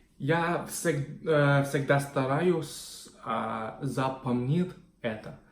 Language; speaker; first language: Russian; non-native, fluent; English